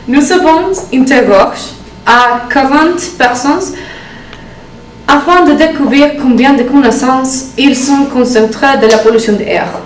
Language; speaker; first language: French; non-native, learner; Spanish